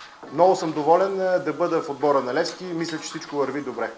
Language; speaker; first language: Bulgarian; native; Bulgarian